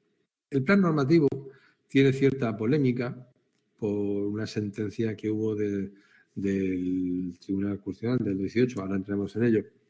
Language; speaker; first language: Spanish; native; Spanish